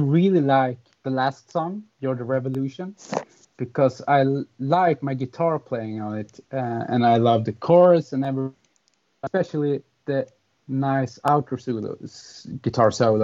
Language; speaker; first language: English; non-native, fluent; Swedish